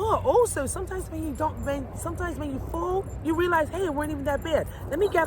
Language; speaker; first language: English; native; English